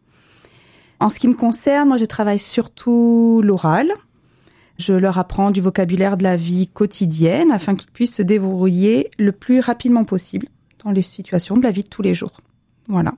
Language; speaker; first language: French; native; French